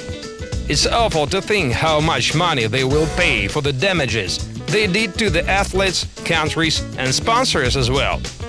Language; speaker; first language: English; non-native, fluent; Russian